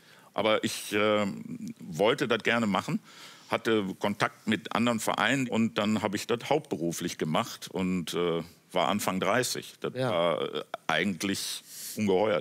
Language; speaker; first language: German; native; German